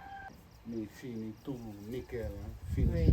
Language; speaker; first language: French; non-native, local second language; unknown